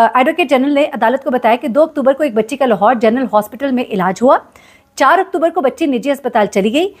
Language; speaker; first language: Urdu; native; Urdu